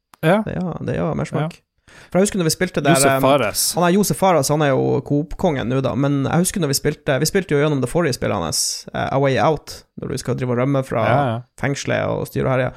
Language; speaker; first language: Norwegian; native; Norwegian